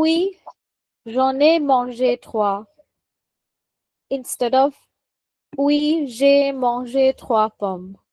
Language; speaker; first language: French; non-native, fluent; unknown